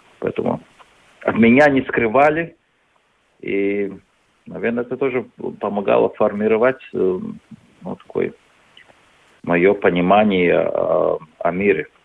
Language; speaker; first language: Russian; non-native, local second language; Latvian